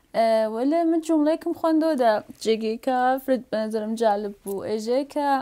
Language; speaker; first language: Central Kurdish; native; Central Kurdish